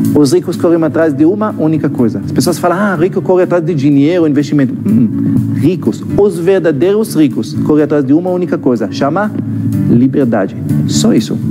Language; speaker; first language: Portuguese; non-native, fluent; Hebrew